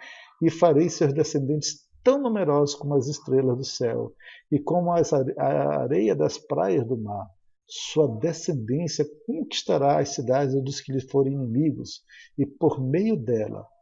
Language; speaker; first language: Portuguese; native; Portuguese